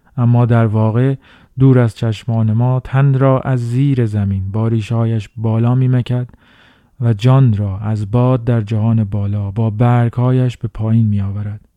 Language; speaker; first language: Persian; native; Persian